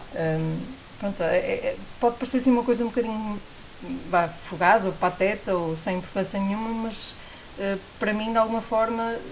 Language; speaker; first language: Portuguese; native; Portuguese